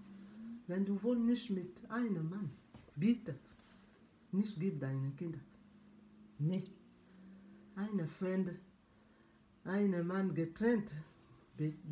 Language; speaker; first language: German; non-native, learner; French